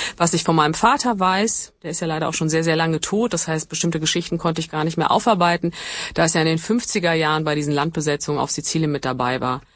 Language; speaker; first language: German; early bilingual, other home language; Italian